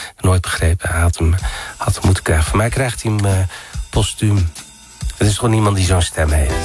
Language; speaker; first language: Dutch; early bilingual, other home language; Riffian